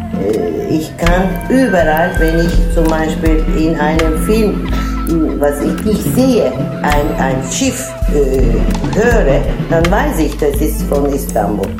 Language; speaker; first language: German; non-native, fluent; Turkish